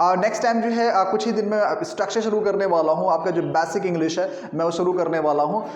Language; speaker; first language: Hindi; native; Hindi